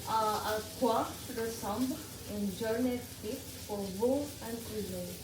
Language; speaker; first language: French; non-native, learner; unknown